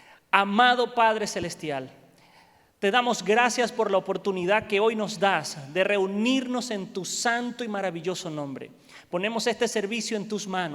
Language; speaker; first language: Spanish; native; Spanish